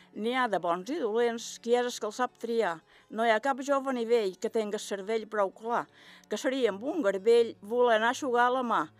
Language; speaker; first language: Catalan; native; Catalan